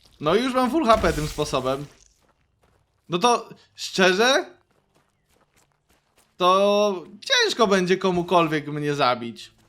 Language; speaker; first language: Polish; native; Polish